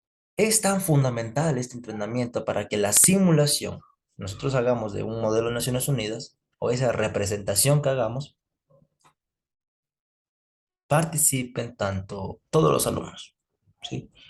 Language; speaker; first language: Spanish; native; Spanish